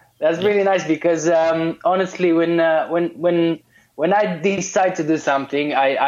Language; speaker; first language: English; non-native, fluent; Romanian